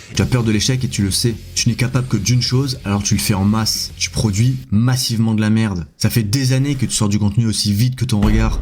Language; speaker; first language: French; native; French